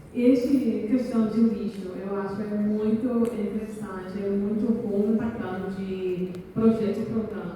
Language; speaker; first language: Portuguese; non-native, learner; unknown